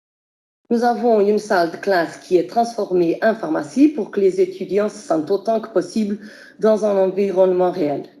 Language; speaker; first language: French; non-native, fluent; Portuguese